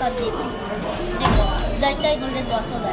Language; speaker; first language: Japanese; native; Japanese